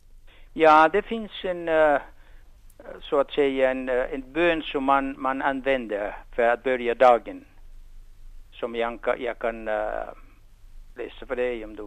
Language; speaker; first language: Swedish; non-native, fluent; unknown